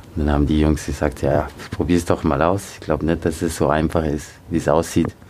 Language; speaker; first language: German; early bilingual, other home language; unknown